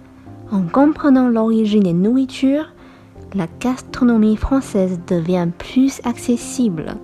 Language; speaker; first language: French; non-native, fluent; Chinese